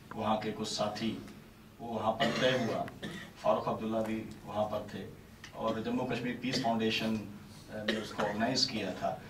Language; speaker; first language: Hindi; native; Hindi